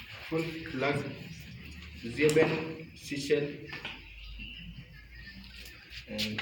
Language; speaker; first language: German; non-native, learner; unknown